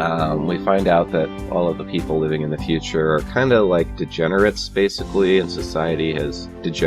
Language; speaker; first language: English; native; English